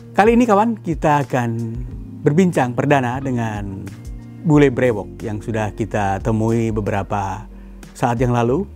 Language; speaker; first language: Indonesian; native; Indonesian